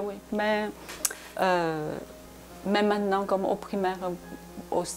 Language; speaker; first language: French; non-native, learner; Chinese